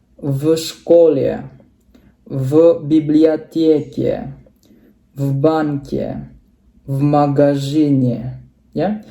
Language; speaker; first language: Russian; non-native, fluent; Indonesian